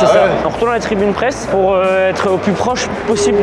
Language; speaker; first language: French; native; French